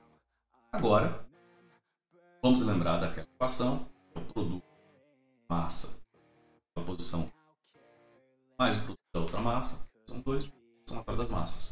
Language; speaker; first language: Portuguese; native; Portuguese